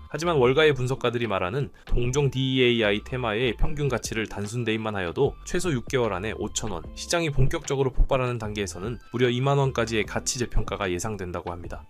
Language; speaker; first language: Korean; native; Korean